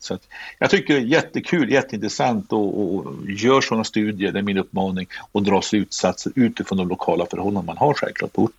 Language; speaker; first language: Swedish; native; Swedish